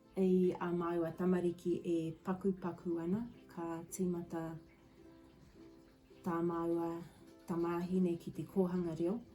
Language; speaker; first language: Māori; non-native, local second language; English